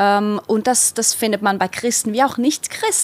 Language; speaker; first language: German; native; German